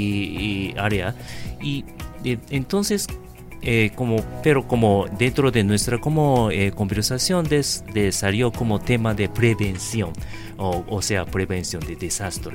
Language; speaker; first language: Spanish; non-native, learner; Japanese